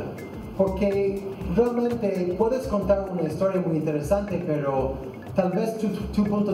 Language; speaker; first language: Spanish; non-native, fluent; English